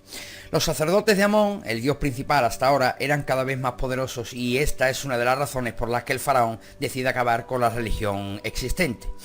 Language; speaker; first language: Spanish; native; Spanish